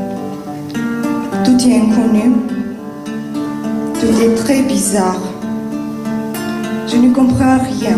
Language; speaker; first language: French; non-native, learner; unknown